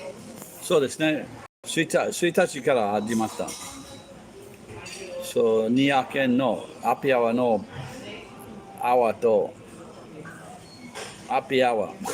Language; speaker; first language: Japanese; non-native, learner; English